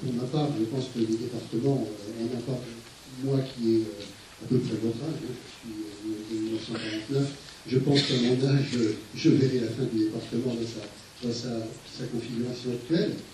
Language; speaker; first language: French; native; French